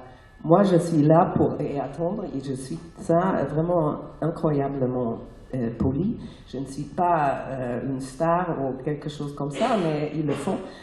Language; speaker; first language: French; non-native, fluent; German